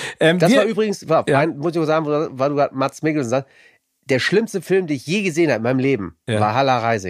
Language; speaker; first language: German; native; German